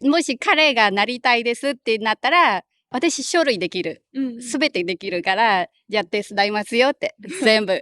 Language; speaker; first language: Japanese; non-native, learner; Khmer